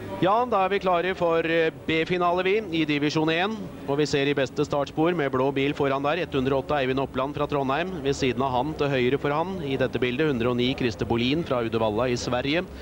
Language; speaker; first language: Norwegian; native; Norwegian